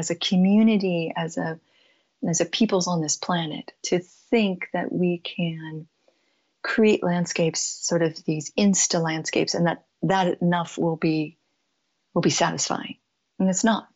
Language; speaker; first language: English; native; English